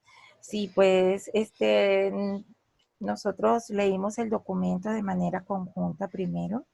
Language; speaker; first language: Spanish; native; Spanish